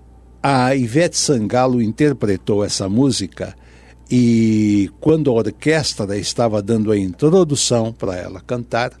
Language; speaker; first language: Portuguese; native; Portuguese